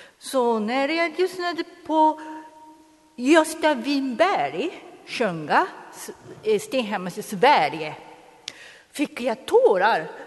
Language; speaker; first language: Swedish; non-native, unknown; Japanese